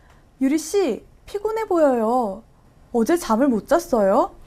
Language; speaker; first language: Korean; native; Korean